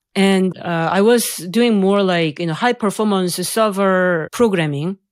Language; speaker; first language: English; non-native, fluent; Korean